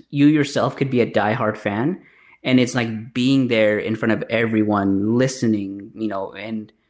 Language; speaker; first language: English; early bilingual, other home language; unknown